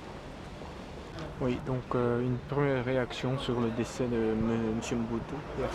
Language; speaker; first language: French; non-native, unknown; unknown